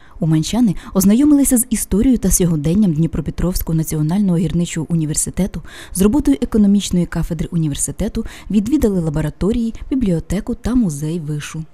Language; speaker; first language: Ukrainian; native; Ukrainian